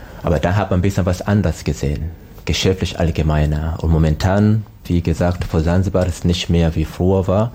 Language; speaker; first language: German; non-native, learner; Swahili